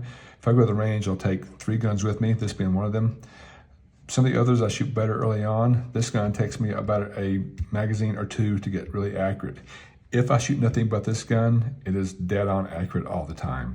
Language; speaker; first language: English; native; English